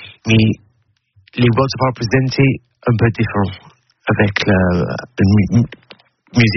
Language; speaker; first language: French; non-native, learner; English